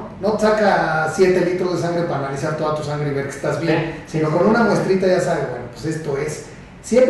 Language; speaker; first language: Spanish; native; Spanish